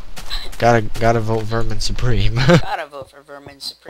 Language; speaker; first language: English; native; English